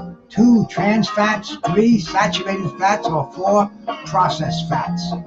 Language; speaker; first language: English; native; English